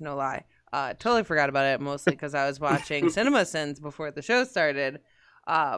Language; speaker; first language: English; native; English